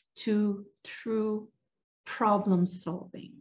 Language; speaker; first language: English; non-native, fluent; Spanish